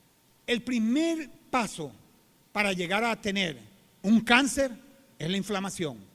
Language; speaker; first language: Spanish; native; Spanish